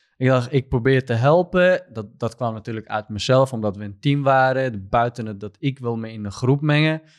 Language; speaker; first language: Dutch; non-native, fluent; Kurdish